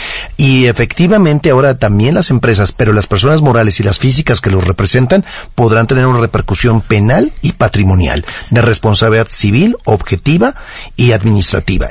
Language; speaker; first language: Spanish; native; Spanish